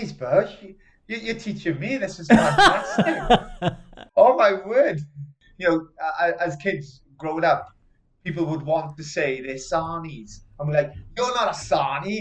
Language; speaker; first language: English; native; English